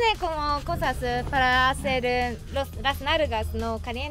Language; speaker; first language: Spanish; non-native, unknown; Japanese